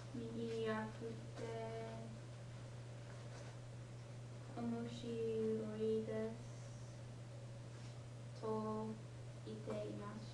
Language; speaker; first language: Japanese; non-native, learner; English